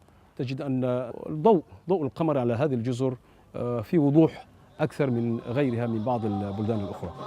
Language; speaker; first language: Arabic; non-native, local second language; Comorian